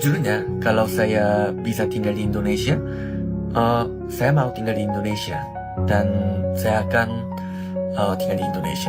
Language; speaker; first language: Indonesian; non-native, learner; Korean